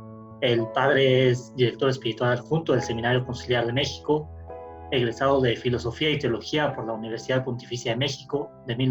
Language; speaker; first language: Spanish; native; Spanish